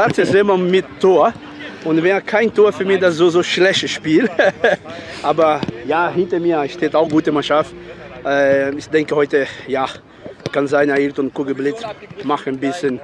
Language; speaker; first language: German; non-native, learner; Portuguese